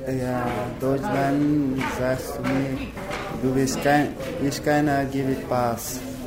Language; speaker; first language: German; non-native, learner; Persian